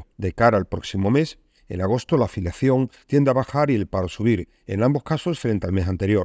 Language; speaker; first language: Spanish; native; Spanish